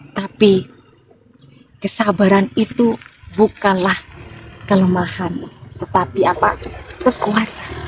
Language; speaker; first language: Indonesian; non-native, local second language; Madurese